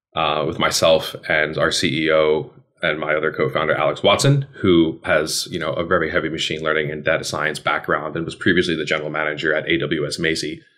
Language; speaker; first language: English; native; English